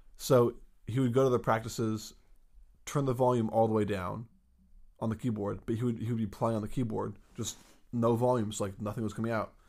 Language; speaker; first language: English; native; English